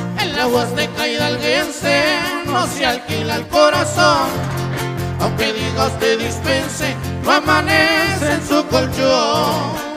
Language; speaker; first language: Spanish; native; Spanish